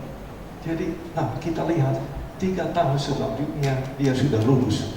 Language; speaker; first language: Indonesian; non-native, fluent; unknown